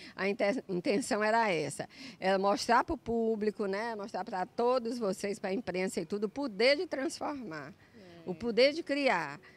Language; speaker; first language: Portuguese; native; Portuguese